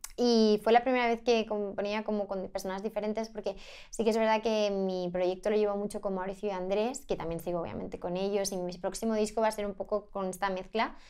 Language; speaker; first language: Spanish; native; Spanish